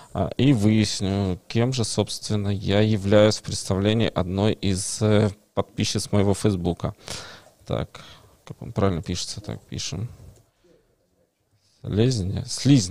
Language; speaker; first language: Russian; native; Russian